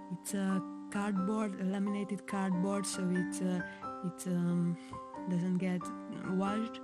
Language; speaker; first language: English; non-native, fluent; Hungarian